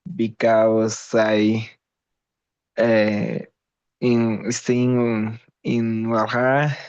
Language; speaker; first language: English; non-native, learner; Spanish